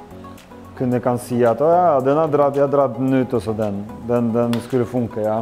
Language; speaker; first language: Norwegian; non-native, fluent; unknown